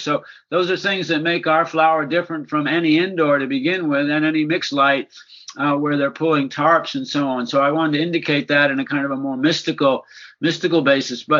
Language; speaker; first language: English; native; English